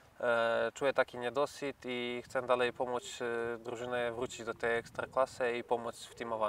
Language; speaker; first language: Polish; non-native, fluent; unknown